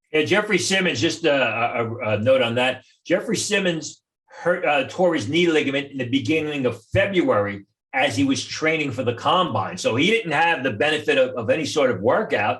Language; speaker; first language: English; native; English